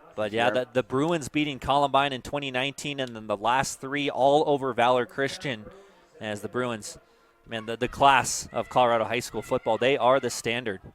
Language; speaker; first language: English; native; English